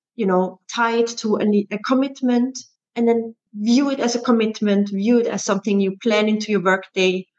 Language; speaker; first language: English; non-native, fluent; German